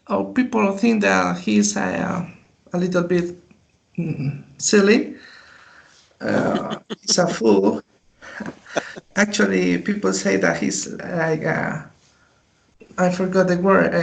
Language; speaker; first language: English; non-native, learner; Spanish